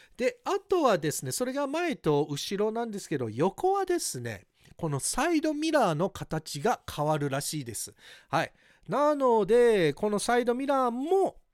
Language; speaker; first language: Japanese; early bilingual, heritage; Japanese